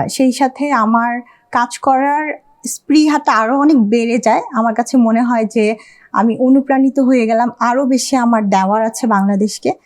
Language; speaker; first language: Bangla; early bilingual, heritage; Bangla